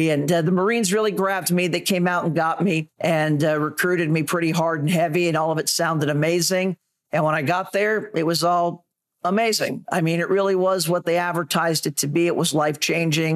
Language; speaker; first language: English; native; English